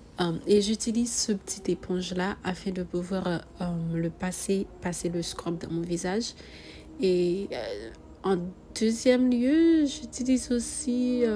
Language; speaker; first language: French; non-native, local second language; Haitian Creole